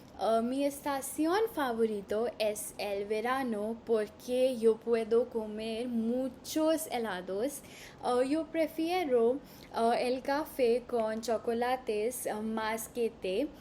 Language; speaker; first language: Spanish; non-native, learner; Hindi